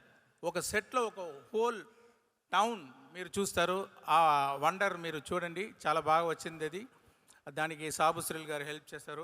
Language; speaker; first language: Telugu; non-native, learner; Tamil